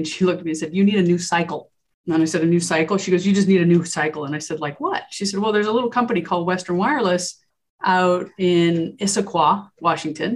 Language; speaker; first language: English; native; English